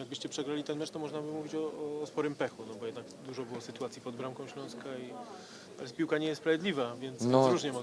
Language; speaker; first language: Polish; native; Polish